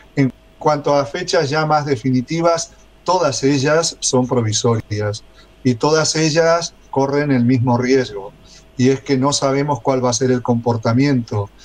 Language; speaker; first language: Spanish; native; Spanish